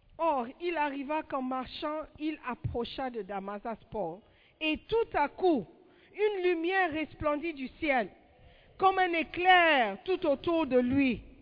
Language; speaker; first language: French; non-native, fluent; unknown